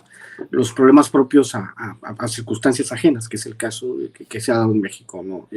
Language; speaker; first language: Spanish; native; Spanish